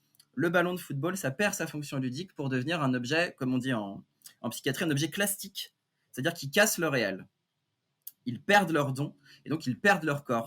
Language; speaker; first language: French; native; French